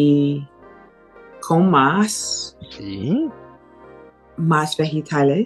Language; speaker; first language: Spanish; non-native, learner; English